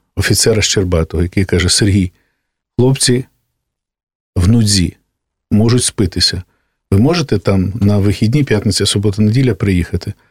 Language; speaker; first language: Ukrainian; native; Ukrainian